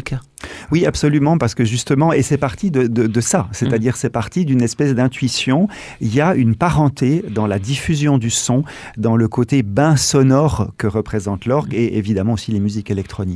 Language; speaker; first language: French; native; French